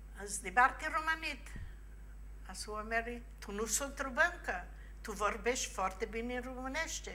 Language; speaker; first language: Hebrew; non-native, fluent; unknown